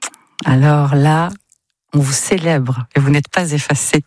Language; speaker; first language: French; native; French